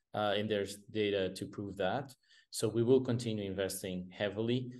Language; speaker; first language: English; non-native, fluent; Portuguese